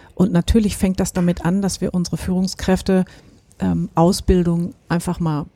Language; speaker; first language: German; native; German